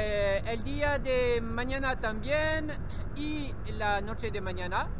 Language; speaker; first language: Spanish; non-native, learner; French